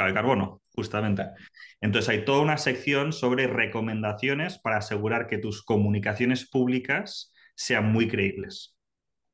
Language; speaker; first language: Spanish; native; Spanish